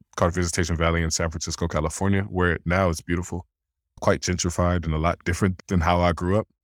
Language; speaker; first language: English; early bilingual, other home language; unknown